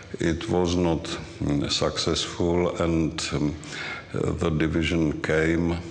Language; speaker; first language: English; non-native, learner; Czech